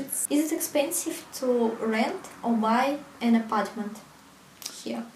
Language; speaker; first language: English; non-native, learner; Russian